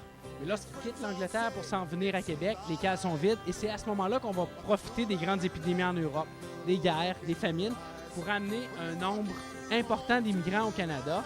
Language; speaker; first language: French; native; French